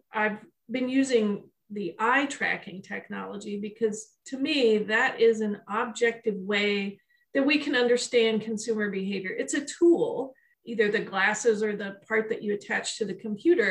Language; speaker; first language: English; native; English